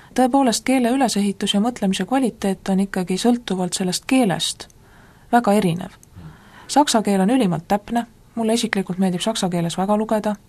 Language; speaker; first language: Estonian; native; Estonian